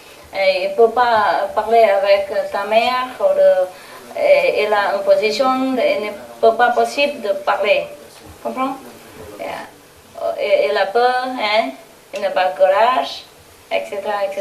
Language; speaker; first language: French; non-native, learner; Vietnamese